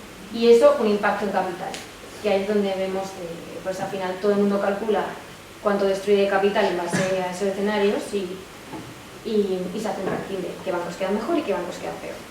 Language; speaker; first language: Spanish; native; Spanish